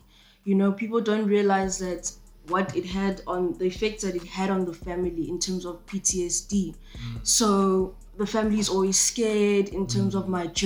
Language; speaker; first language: English; non-native, local second language; Zulu